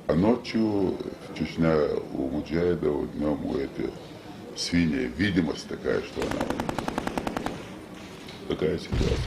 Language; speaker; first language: Russian; non-native, local second language; Chechen